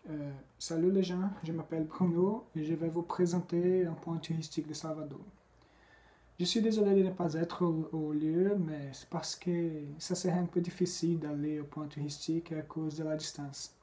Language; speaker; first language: French; non-native, fluent; Portuguese